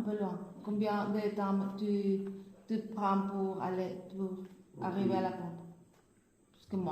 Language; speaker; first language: French; non-native, fluent; Spanish